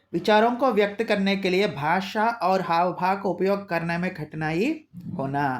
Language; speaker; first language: Hindi; non-native, local second language; Telugu